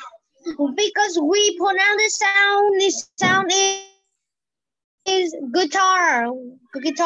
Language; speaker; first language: English; non-native, learner; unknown